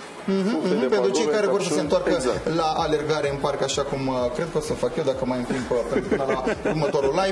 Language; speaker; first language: Romanian; native; Romanian